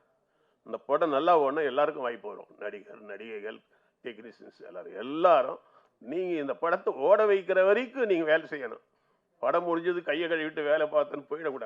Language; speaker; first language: Tamil; native; Tamil